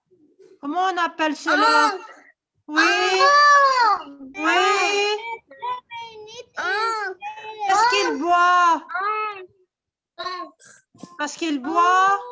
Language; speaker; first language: French; non-native, local second language; Arabic